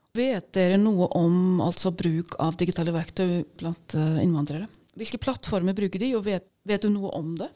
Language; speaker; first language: Norwegian; native; Norwegian